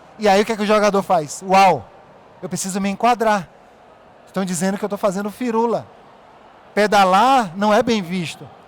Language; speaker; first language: Portuguese; native; Portuguese